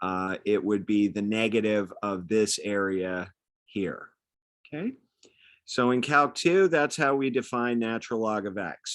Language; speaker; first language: English; native; English